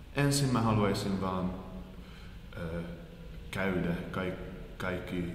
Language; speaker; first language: Finnish; non-native, learner; Hungarian